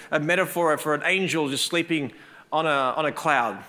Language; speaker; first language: English; native; English